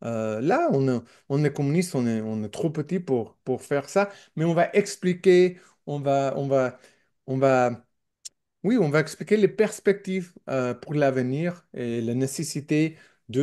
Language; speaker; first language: French; non-native, learner; English